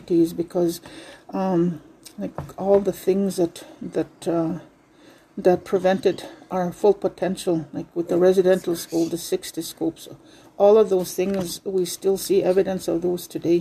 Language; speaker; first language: English; non-native, local second language; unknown